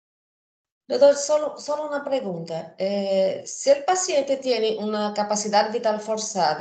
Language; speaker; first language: Spanish; non-native, learner; Portuguese